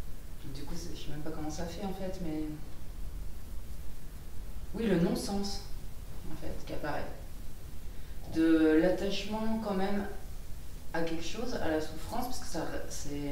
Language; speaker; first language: French; native; French